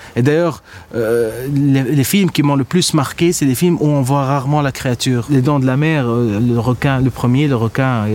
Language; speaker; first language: French; non-native, local second language; Arabic